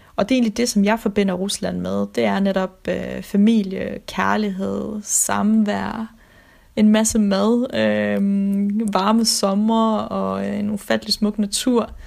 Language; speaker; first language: Danish; early bilingual, other home language; Russian